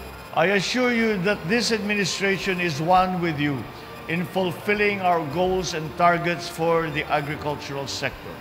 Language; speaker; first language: English; non-native, local second language; Filipino